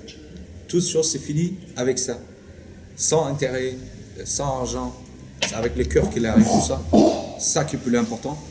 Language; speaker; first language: French; non-native, learner; Turkish